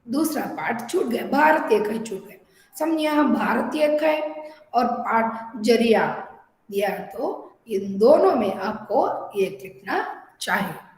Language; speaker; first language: Hindi; non-native, local second language; Telugu